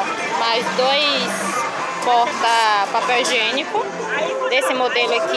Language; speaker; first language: Portuguese; native; Portuguese